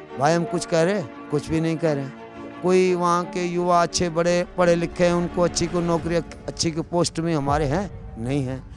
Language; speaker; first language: Urdu; non-native, local second language; Sindhi